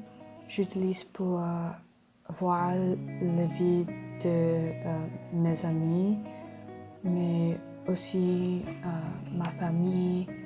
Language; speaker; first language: French; non-native, learner; English